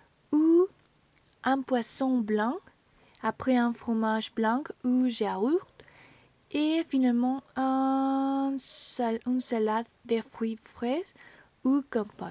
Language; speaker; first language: French; non-native, learner; Spanish